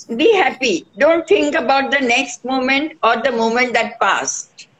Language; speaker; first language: English; non-native, local second language; Marathi